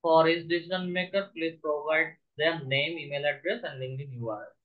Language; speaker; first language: English; non-native, local second language; Bangla